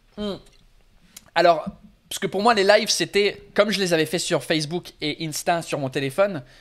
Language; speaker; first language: French; non-native, fluent; English